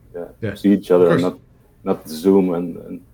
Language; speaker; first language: English; non-native, fluent; Dutch